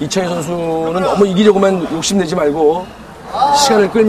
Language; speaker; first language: Korean; native; Korean